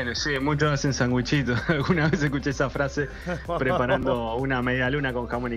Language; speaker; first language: Spanish; native; Spanish